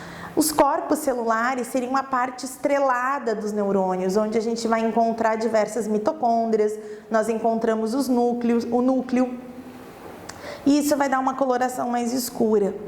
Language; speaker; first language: Portuguese; native; Portuguese